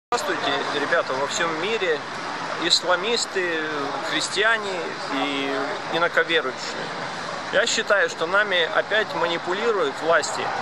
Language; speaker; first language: Russian; non-native, local second language; Latvian